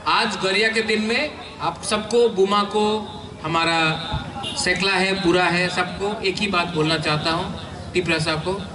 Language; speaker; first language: Hindi; non-native, local second language; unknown